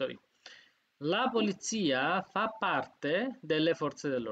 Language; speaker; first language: Italian; non-native, fluent; Bangla